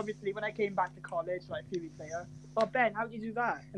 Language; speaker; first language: English; native; English